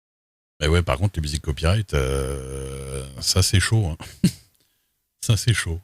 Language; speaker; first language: French; native; French